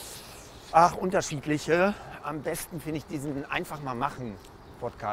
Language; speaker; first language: German; native; German